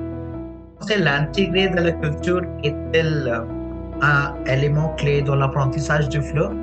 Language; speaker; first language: French; non-native, fluent; Punjabi